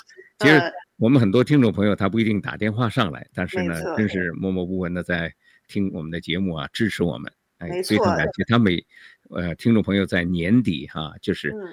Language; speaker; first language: Chinese; native; Chinese